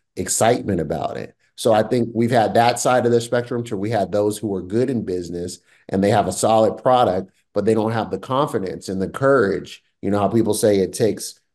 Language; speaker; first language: English; native; English